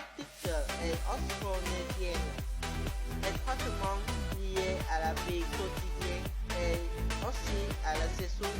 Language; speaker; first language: French; non-native, learner; Vietnamese